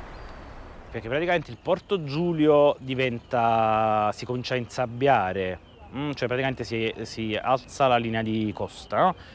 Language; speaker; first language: Italian; native; Italian